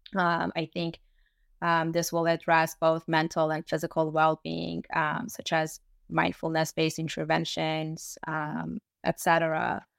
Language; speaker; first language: English; early bilingual, other home language; Persian